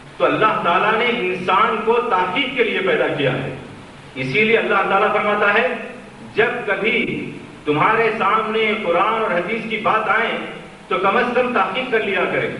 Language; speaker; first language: Urdu; native; Urdu